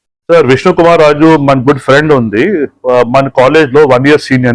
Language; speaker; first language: Telugu; non-native, local second language; Punjabi